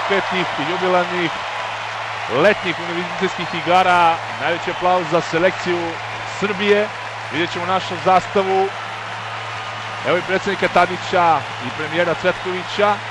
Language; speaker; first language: Bosnian; native; Bosnian